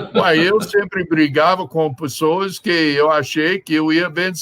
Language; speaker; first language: Portuguese; non-native, fluent; English